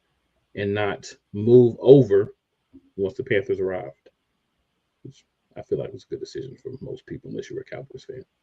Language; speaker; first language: English; native; English